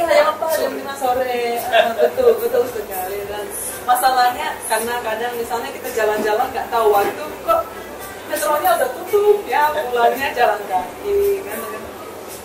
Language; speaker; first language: Indonesian; non-native, fluent; Russian